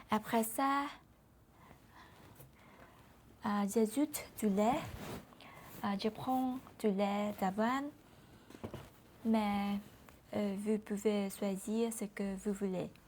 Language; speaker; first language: French; non-native, learner; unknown